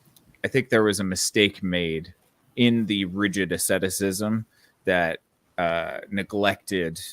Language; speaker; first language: English; native; English